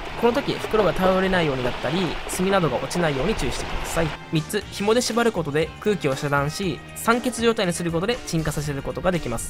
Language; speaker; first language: Japanese; native; Japanese